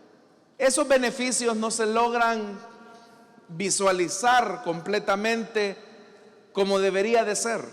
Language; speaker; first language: Spanish; native; Spanish